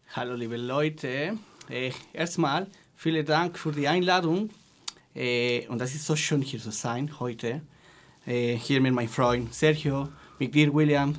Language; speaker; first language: German; non-native, fluent; Spanish